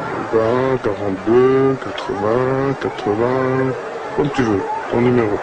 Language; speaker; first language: French; non-native, fluent; Arabic